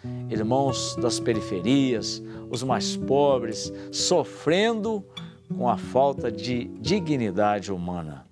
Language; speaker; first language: Portuguese; native; Portuguese